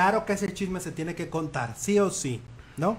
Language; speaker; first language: Spanish; native; Spanish